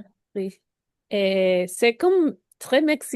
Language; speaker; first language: French; non-native, learner; Spanish